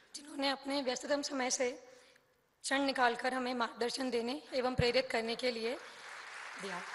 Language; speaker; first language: Hindi; native; Hindi